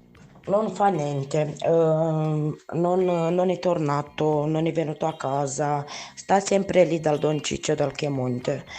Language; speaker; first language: Italian; non-native, learner; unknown